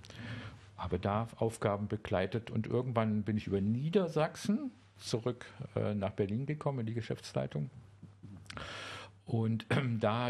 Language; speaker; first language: German; native; German